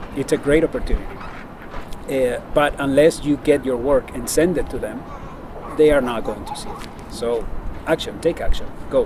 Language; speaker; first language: English; non-native, fluent; Spanish